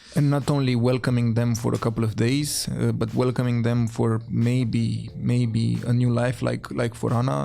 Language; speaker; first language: English; non-native, fluent; Romanian